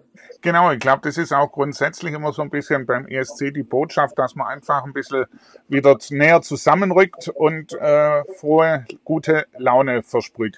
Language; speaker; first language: German; native; German